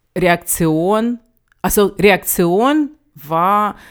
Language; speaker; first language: German; non-native, fluent; Ukrainian